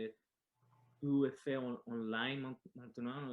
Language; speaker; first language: French; non-native, learner; Spanish